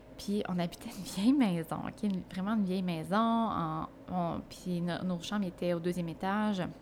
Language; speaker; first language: French; native; French